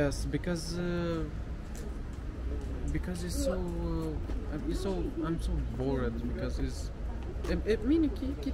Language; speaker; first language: English; non-native, learner; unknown